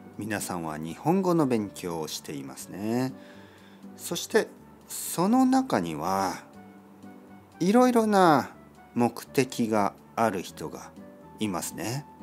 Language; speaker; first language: Japanese; native; Japanese